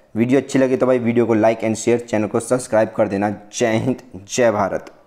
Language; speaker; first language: Hindi; native; Hindi